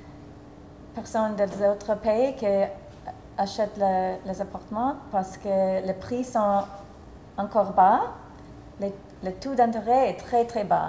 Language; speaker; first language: French; non-native, fluent; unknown